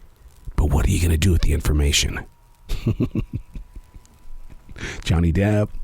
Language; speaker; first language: English; native; English